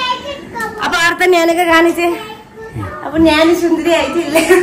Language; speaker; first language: Malayalam; non-native, learner; Nepali